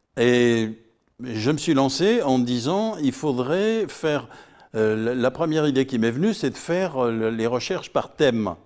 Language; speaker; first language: French; native; French